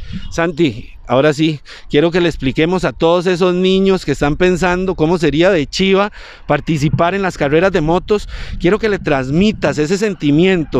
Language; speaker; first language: Spanish; native; Spanish